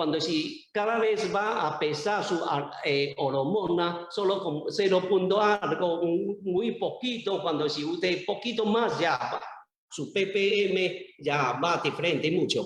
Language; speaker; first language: Spanish; non-native, learner; Chinese